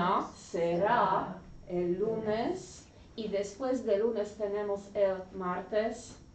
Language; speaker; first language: Spanish; non-native, learner; English